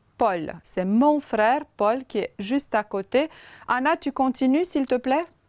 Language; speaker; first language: French; non-native, fluent; Romanian